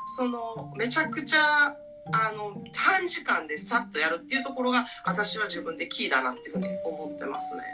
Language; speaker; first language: Japanese; native; Japanese